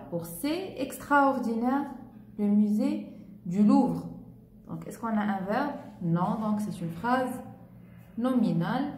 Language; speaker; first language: French; non-native, local second language; Arabic